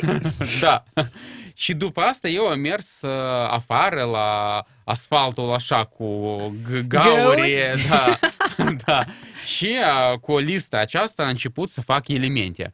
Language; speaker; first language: Romanian; non-native, local second language; Russian